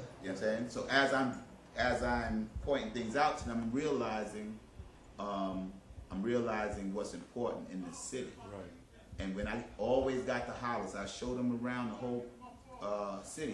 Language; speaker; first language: English; native; English